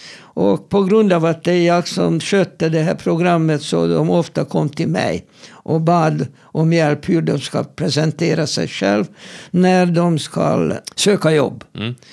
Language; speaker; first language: Swedish; non-native, fluent; Hungarian